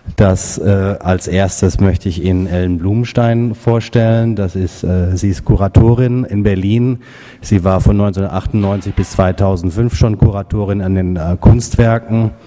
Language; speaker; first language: German; native; German